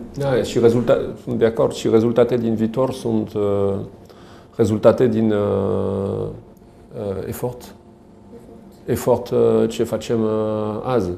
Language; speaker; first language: Romanian; non-native, learner; French